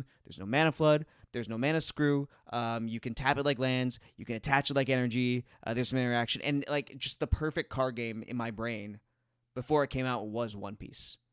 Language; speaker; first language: English; native; English